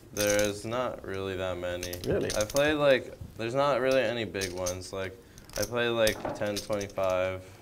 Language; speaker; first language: English; native; English